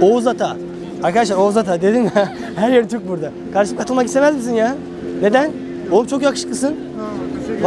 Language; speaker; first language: Turkish; native; Turkish